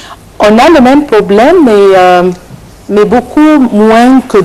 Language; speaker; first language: French; non-native, fluent; Arabic